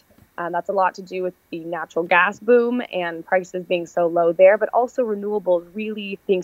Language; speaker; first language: English; native; English